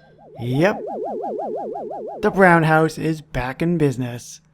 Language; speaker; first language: English; native; English